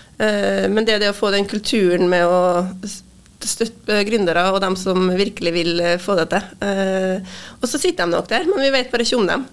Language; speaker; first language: Norwegian; native; Norwegian